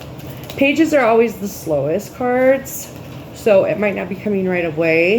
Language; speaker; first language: English; native; English